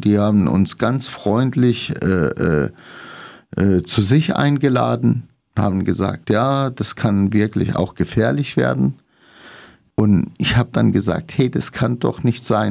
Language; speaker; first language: German; non-native, fluent; Arabic